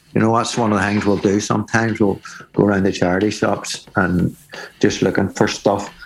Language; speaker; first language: English; native; English